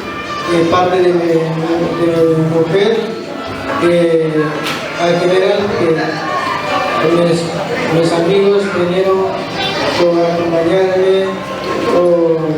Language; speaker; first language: Spanish; non-native, local second language; Quechua